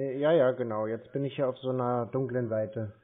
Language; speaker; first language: German; native; German